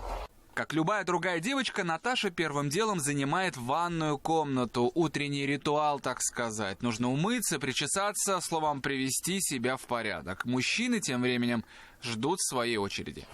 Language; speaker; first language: Russian; native; Russian